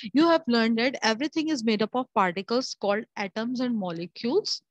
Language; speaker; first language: English; non-native, local second language; Urdu